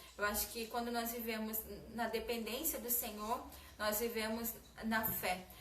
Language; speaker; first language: Portuguese; native; Portuguese